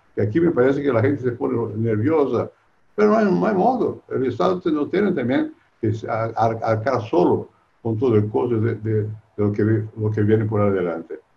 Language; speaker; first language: Spanish; non-native, fluent; Portuguese